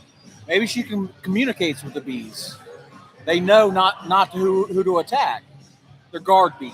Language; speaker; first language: English; native; English